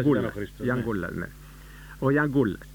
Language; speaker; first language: Greek; native; Greek